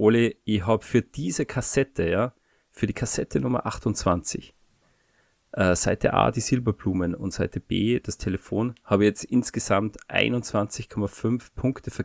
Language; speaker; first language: German; native; German